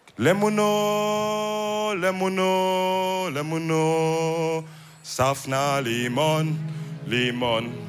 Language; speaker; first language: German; early bilingual, other home language; Wolof